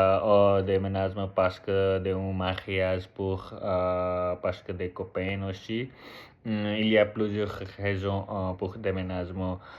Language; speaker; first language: French; non-native, learner; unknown